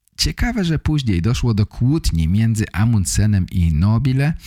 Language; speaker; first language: Polish; native; Polish